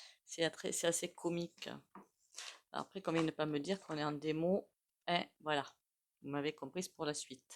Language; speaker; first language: French; native; French